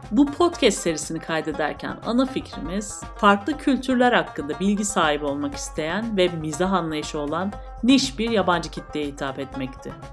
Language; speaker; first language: Turkish; native; Turkish